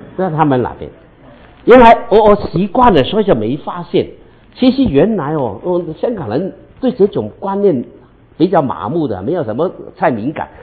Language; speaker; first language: Chinese; non-native, local second language; Cantonese